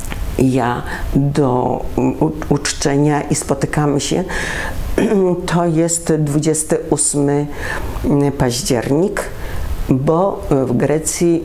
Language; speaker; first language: Polish; early bilingual, other home language; Greek